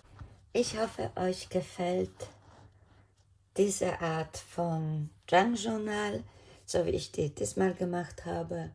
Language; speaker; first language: German; non-native, fluent; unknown